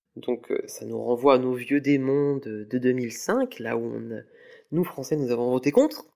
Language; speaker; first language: French; native; French